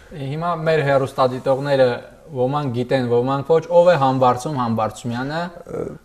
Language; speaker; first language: Armenian; native; Armenian